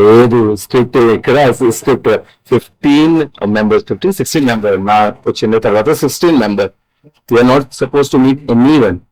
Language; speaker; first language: Telugu; non-native, learner; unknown